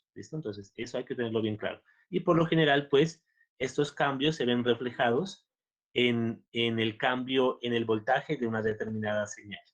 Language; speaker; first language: Spanish; native; Spanish